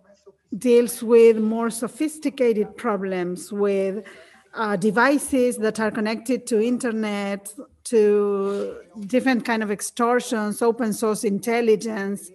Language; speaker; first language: English; non-native, fluent; Spanish